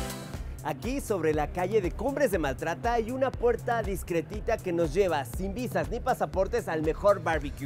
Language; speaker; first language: Spanish; native; Spanish